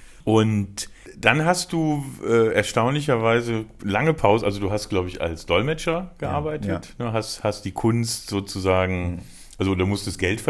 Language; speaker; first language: German; native; German